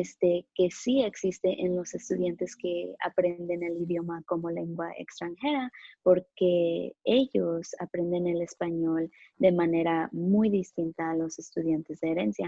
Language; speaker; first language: Spanish; early bilingual, other home language; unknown